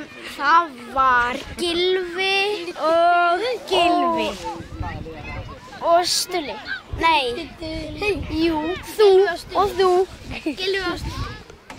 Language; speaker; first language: Icelandic; native; Icelandic